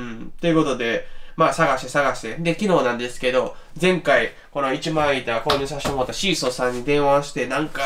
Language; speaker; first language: Japanese; native; Japanese